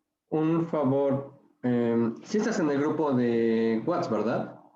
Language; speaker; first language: Spanish; native; Spanish